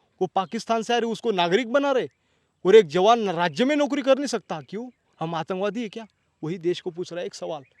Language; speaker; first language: Hindi; non-native, local second language; Marathi